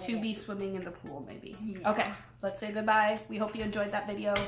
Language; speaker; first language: English; native; English